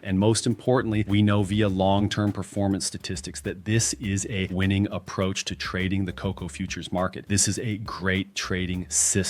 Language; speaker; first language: English; native; English